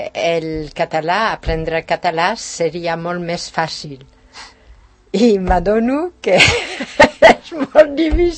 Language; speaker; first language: Catalan; non-native, learner; French